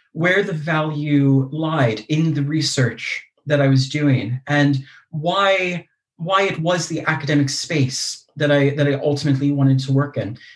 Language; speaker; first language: English; native; English